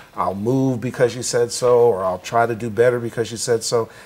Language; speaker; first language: English; native; English